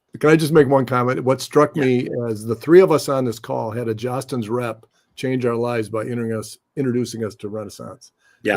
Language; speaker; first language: English; native; English